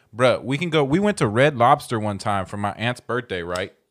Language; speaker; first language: English; native; English